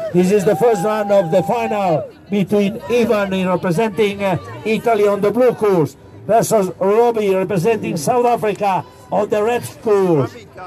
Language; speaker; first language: English; non-native, learner; Italian